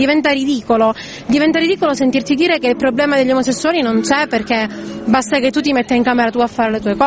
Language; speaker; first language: Italian; native; Italian